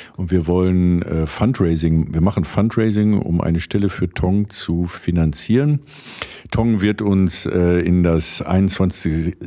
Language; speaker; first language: German; native; German